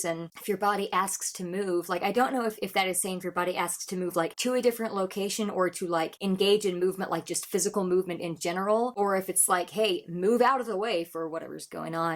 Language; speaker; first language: English; native; English